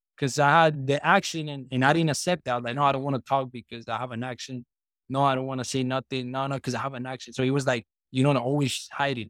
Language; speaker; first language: English; non-native, fluent; Spanish